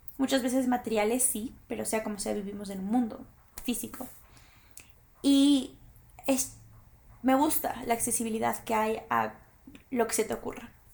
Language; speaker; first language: Spanish; native; Spanish